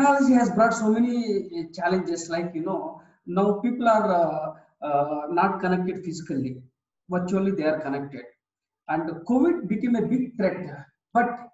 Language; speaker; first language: English; non-native, local second language; Telugu